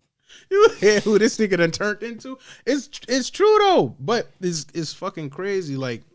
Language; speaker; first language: English; native; English